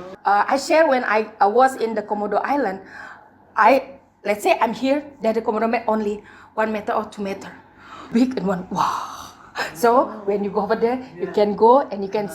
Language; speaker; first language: English; non-native, learner; Indonesian